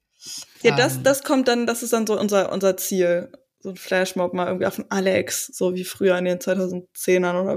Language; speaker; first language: German; native; German